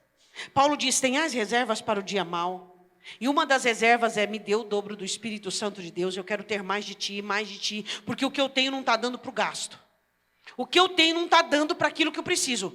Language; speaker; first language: Portuguese; native; Portuguese